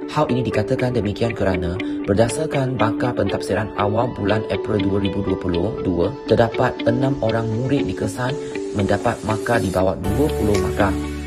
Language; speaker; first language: Malay; non-native, local second language; Chinese